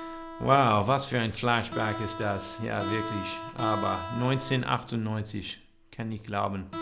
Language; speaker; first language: German; non-native, learner; English